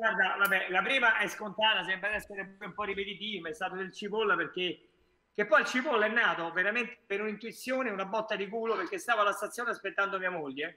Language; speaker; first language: Italian; native; Italian